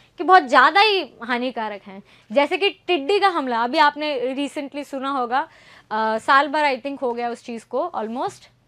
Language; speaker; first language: Hindi; native; Hindi